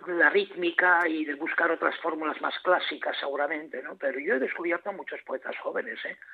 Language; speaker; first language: Spanish; native; Spanish